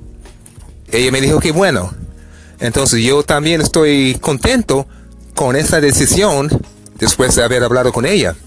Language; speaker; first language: Spanish; non-native, fluent; English